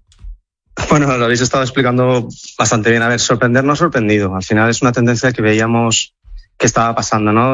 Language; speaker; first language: Spanish; native; Spanish